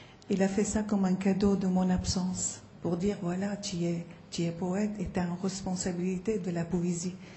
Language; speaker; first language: French; non-native, fluent; Arabic